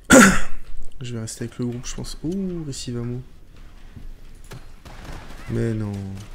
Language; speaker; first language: French; native; French